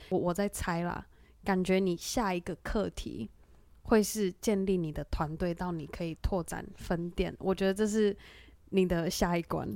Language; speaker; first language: Chinese; native; Chinese